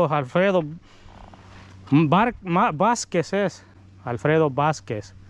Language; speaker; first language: Spanish; native; Spanish